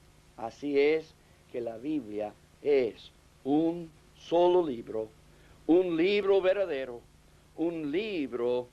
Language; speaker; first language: Spanish; non-native, fluent; English